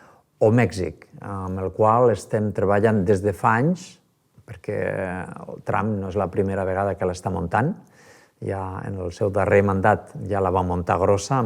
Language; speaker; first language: Catalan; native; Catalan